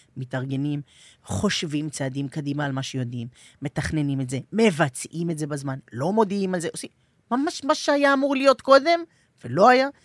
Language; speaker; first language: Hebrew; native; Hebrew